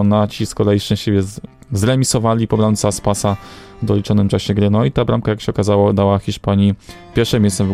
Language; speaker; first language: Polish; native; Polish